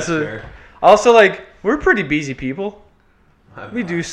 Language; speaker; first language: English; non-native, fluent; Ukrainian